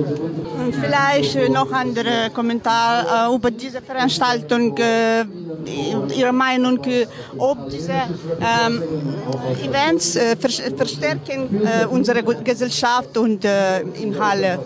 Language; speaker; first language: German; non-native, learner; Ukrainian